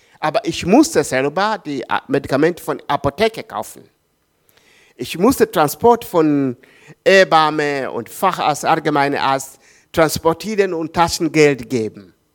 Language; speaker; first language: German; non-native, learner; Swahili